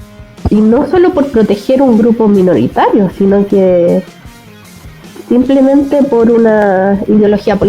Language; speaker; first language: Spanish; native; Spanish